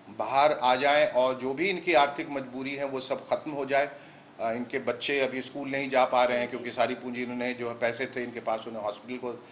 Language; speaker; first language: Hindi; native; Hindi